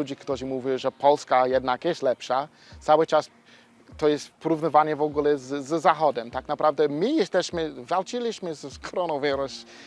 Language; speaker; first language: Polish; non-native, fluent; English